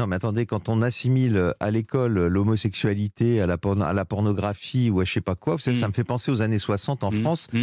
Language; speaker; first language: French; native; French